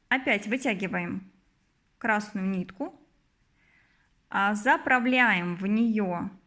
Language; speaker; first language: Russian; native; Russian